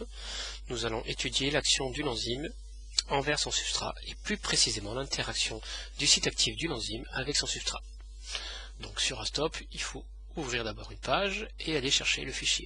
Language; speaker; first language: French; native; French